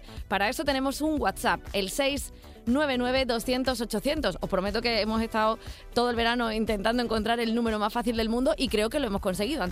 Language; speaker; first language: Spanish; native; Spanish